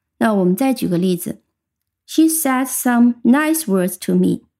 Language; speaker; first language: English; non-native, fluent; Chinese